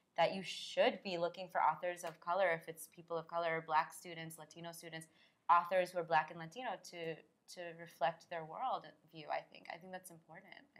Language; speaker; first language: English; native; English